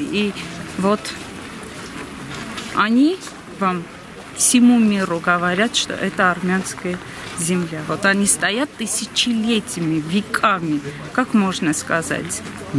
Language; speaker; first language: Russian; non-native, local second language; Armenian